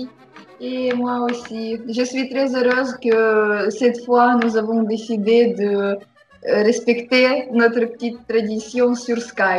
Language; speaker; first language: French; non-native, learner; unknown